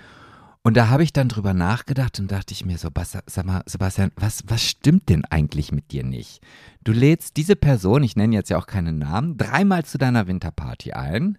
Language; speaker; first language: German; native; German